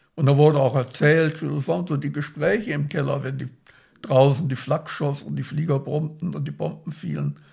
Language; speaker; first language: German; native; German